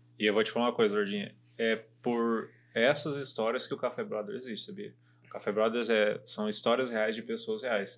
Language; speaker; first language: Portuguese; native; Portuguese